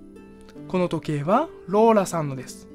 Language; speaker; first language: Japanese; non-native, fluent; Chinese